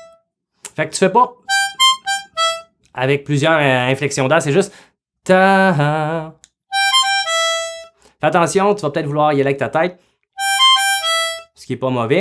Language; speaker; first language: French; native; French